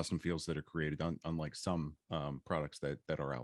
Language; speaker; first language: English; native; English